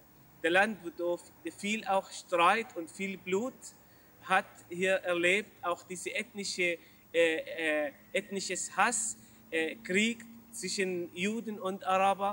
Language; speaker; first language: German; non-native, learner; Arabic